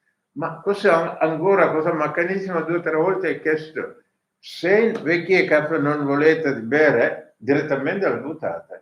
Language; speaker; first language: Italian; non-native, learner; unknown